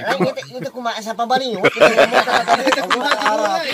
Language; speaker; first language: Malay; non-native, local second language; Sundanese